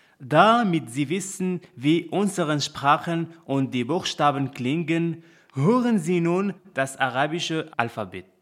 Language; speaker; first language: German; non-native, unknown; Arabic